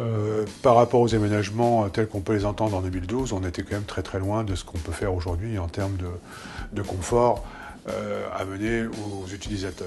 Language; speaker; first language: French; native; French